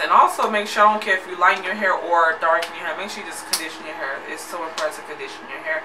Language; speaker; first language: English; native; English